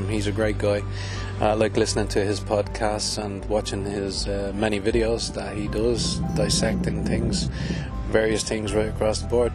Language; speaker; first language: English; native; English